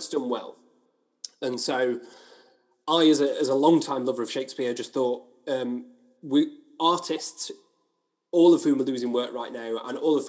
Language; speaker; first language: English; native; English